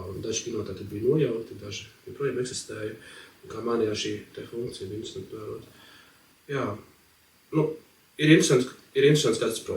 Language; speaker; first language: Latvian; native; Latvian